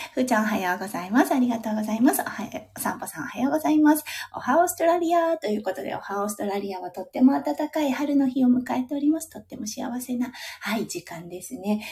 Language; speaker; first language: Japanese; native; Japanese